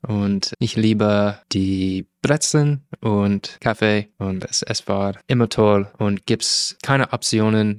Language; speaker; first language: German; non-native, learner; English